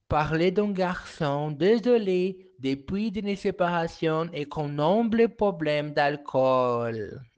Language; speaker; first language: French; non-native, learner; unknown